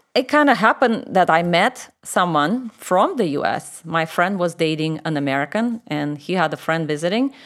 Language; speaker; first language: English; non-native, fluent; Russian